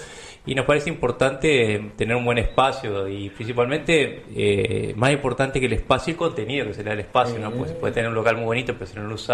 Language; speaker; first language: Spanish; native; Spanish